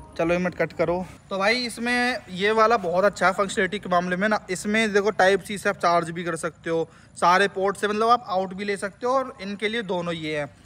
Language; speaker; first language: Hindi; native; Hindi